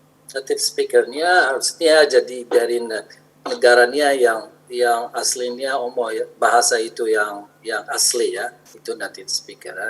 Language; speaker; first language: Indonesian; non-native, fluent; Arabic